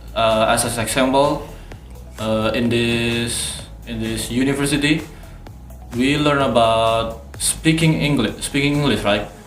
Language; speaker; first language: English; non-native, learner; Indonesian